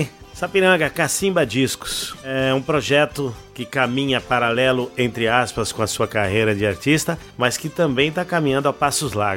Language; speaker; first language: Portuguese; native; Portuguese